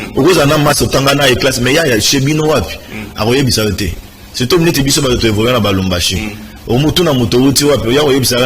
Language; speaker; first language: Lingala; non-native, local second language; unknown